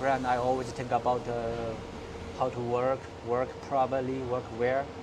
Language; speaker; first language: English; non-native, learner; Chinese